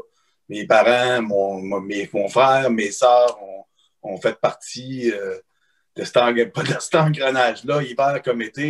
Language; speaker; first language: French; native; French